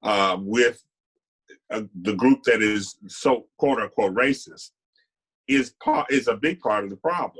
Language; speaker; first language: English; native; English